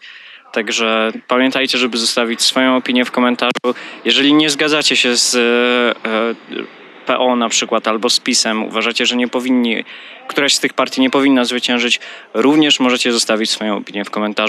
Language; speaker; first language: Polish; native; Polish